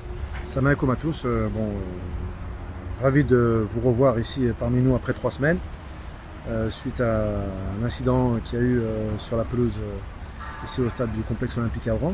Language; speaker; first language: French; non-native, local second language; Arabic